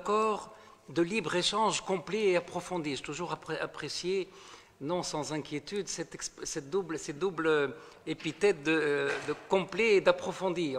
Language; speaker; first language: French; non-native, local second language; Arabic